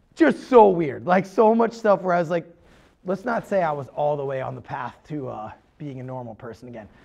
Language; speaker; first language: English; native; English